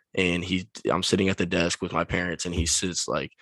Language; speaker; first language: English; native; English